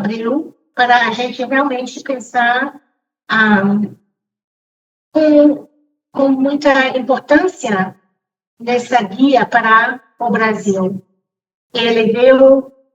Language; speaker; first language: Portuguese; non-native, fluent; English